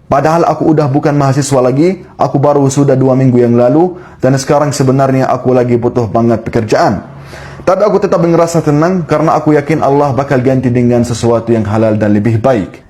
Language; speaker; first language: Indonesian; non-native, fluent; Arabic